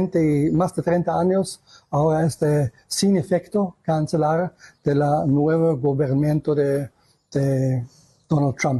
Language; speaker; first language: Spanish; non-native, learner; German